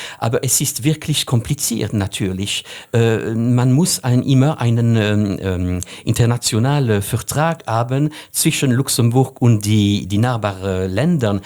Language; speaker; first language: German; non-native, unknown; French